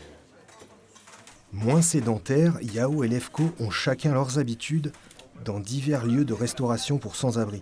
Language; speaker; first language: French; native; French